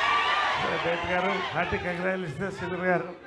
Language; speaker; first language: Telugu; native; Telugu